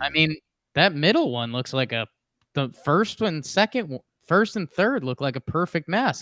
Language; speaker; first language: English; native; English